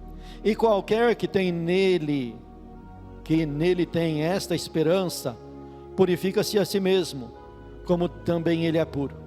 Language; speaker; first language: Portuguese; native; Portuguese